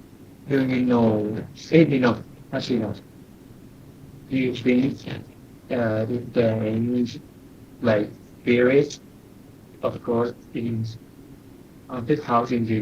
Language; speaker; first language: English; non-native, learner; Thai